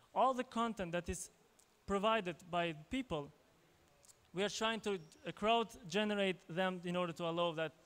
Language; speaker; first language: English; non-native, fluent; Albanian